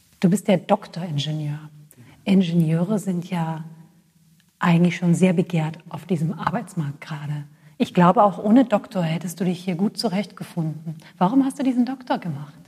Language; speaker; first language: German; native; German